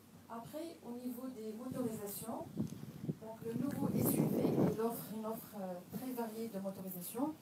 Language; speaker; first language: French; non-native, local second language; Arabic